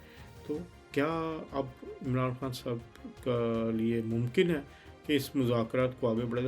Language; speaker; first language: Urdu; native; Urdu